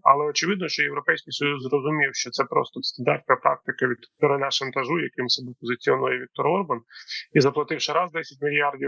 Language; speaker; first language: Ukrainian; native; Ukrainian